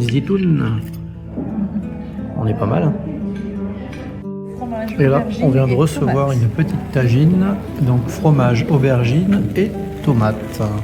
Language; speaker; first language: French; native; French